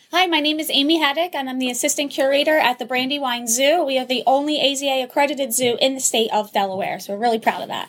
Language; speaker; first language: English; native; English